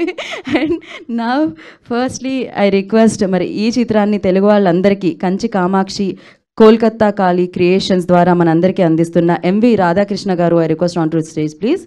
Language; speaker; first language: Telugu; native; Telugu